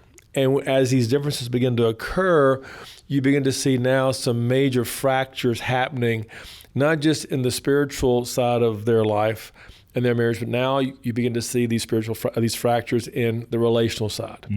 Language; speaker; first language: English; native; English